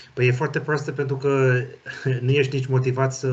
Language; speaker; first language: Romanian; early bilingual, heritage; Romanian